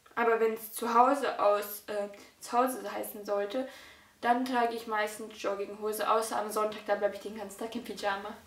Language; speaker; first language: German; early bilingual, other home language; Russian